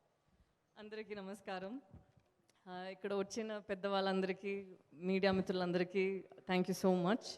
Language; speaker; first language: Telugu; non-native, local second language; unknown